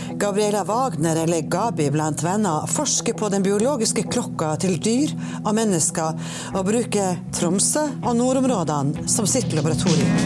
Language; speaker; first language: Norwegian; native; Norwegian